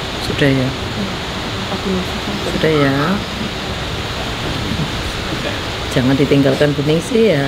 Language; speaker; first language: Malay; non-native, local second language; Javanese